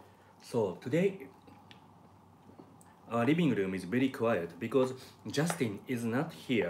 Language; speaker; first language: English; non-native, learner; Japanese